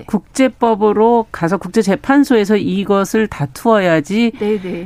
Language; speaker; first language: Korean; native; Korean